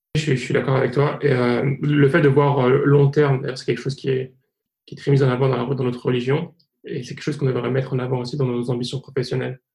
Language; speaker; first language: French; native; French